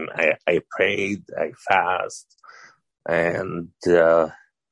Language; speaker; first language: English; non-native, fluent; Arabic